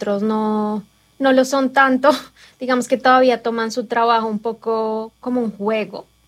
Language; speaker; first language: Spanish; native; Spanish